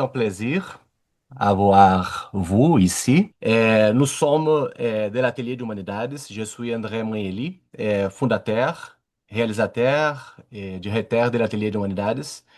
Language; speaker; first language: French; non-native, learner; Portuguese